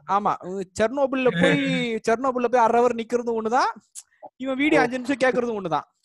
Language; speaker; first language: Tamil; native; Tamil